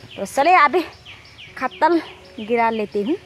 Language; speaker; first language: Hindi; non-native, local second language; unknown